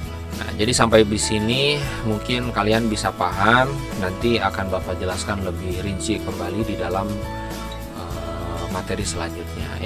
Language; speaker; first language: Indonesian; native; Indonesian